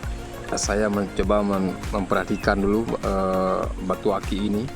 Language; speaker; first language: Indonesian; non-native, local second language; Achinese